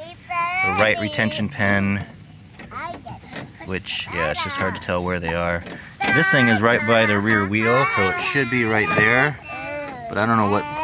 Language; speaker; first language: English; native; English